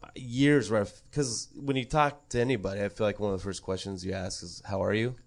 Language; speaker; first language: English; native; English